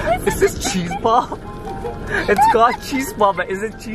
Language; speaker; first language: English; native; English